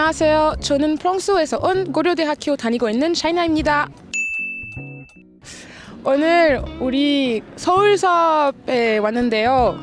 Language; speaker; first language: Korean; non-native, fluent; French